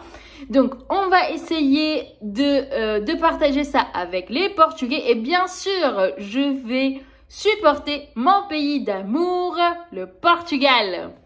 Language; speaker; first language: French; non-native, local second language; Arabic